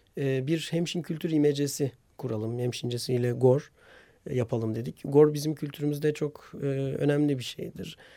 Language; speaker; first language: Turkish; non-native, local second language; Armenian